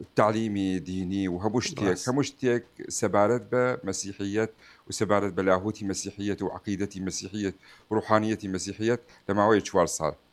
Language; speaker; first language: Central Kurdish; non-native, local second language; Arabic